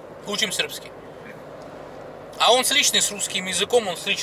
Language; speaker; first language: Serbian; non-native, learner; Russian